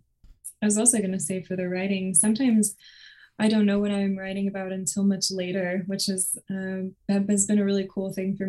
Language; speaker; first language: English; native; English